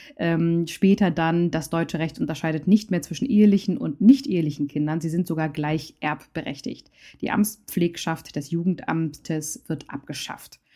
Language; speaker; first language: German; native; German